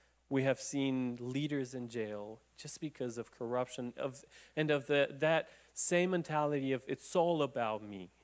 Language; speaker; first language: English; non-native, fluent; Romanian